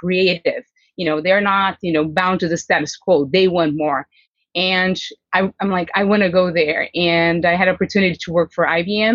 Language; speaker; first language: English; non-native, fluent; Portuguese